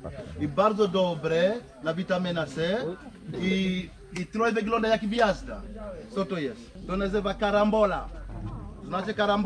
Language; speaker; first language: Polish; non-native, learner; Swahili